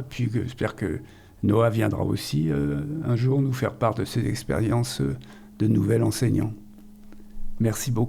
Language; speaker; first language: French; native; French